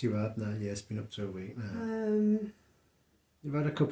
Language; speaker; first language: English; native; English